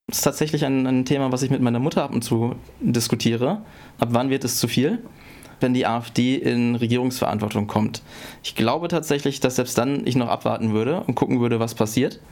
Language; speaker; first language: German; native; German